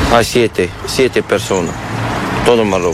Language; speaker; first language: Spanish; non-native, learner; Arabic